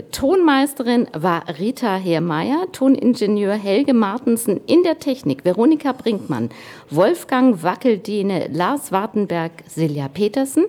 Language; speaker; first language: German; native; German